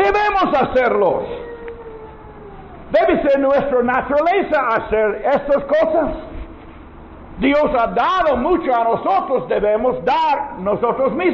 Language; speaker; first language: Spanish; non-native, learner; English